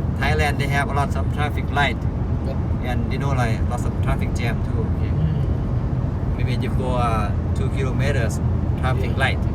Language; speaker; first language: English; non-native, learner; Thai